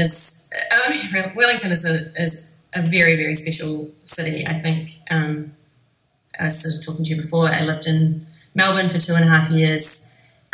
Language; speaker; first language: English; native; English